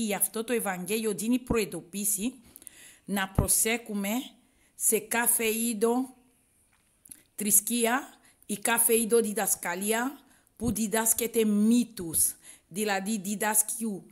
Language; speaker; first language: Greek; non-native, learner; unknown